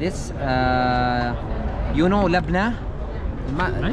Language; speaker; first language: English; non-native, learner; Arabic